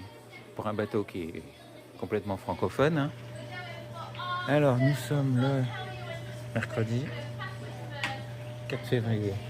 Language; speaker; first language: French; native; French